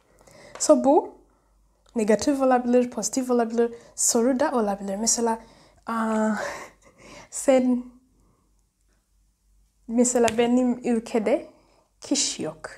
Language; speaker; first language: Turkish; non-native, learner; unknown